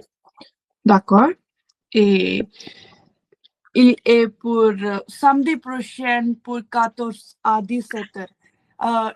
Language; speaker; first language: French; non-native, learner; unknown